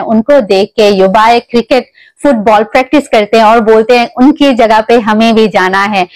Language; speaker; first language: Hindi; non-native, local second language; Kok Borok